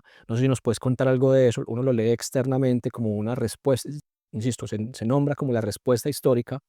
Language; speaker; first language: Spanish; native; Spanish